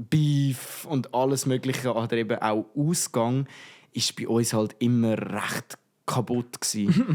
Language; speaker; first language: German; native; German